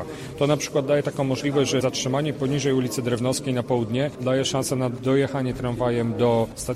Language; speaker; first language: Polish; native; Polish